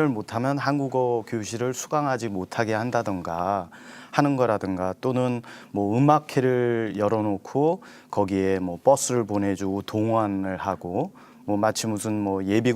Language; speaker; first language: Korean; native; Korean